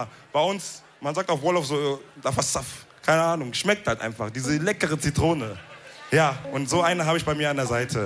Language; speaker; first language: German; early bilingual, other home language; Wolof